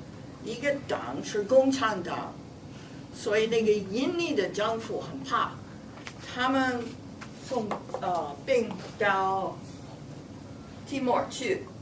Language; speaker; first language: Chinese; non-native, fluent; English